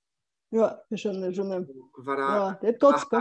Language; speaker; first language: Norwegian; non-native, fluent; Bulgarian